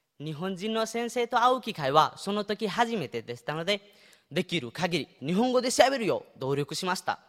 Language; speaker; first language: Japanese; non-native, fluent; Nepali